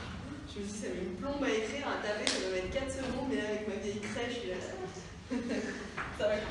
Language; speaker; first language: French; native; French